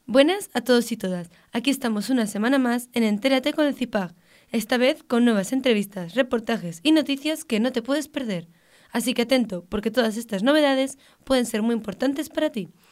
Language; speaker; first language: Spanish; native; Spanish